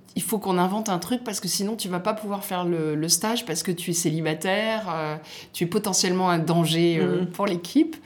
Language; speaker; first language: French; native; French